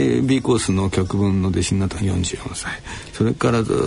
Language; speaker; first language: Japanese; native; Japanese